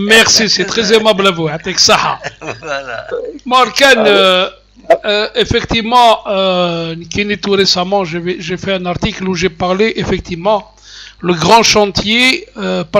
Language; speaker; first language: French; non-native, local second language; Kabyle